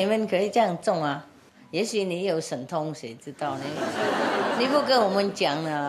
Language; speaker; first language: Chinese; non-native, fluent; Vietnamese